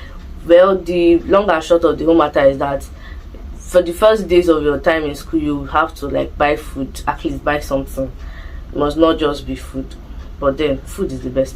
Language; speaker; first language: English; non-native, local second language; Igbo